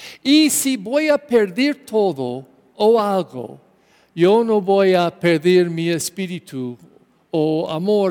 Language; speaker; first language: Spanish; non-native, learner; English